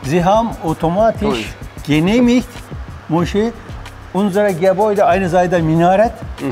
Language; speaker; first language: German; non-native, learner; Turkish